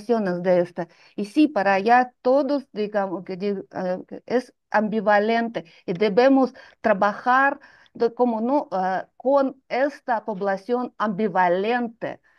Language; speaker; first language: Spanish; non-native, fluent; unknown